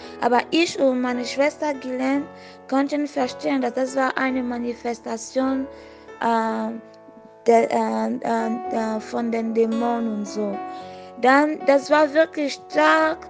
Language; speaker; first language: German; non-native, fluent; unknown